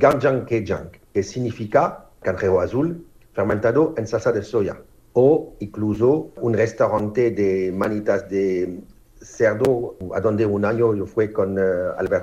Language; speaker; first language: Spanish; non-native, fluent; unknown